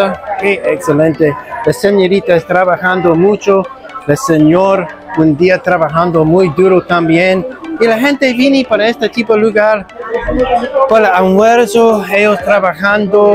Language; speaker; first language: Spanish; non-native, learner; English